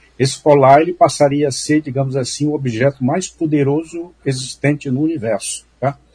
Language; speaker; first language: Portuguese; native; Portuguese